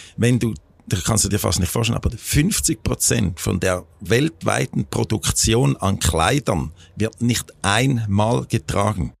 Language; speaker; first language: German; native; German